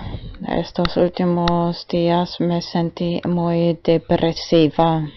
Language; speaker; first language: Spanish; non-native, learner; German